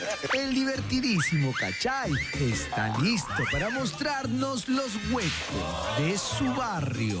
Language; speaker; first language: Spanish; native; Spanish